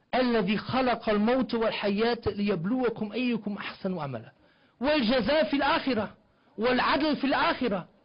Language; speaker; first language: Arabic; non-native, fluent; German